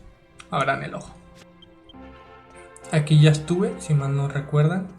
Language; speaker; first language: Spanish; native; Spanish